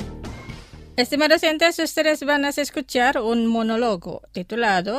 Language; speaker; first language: Spanish; non-native, fluent; Indonesian